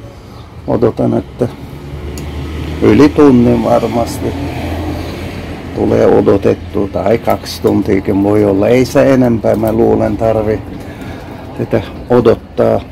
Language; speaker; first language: Finnish; non-native, fluent; Turkish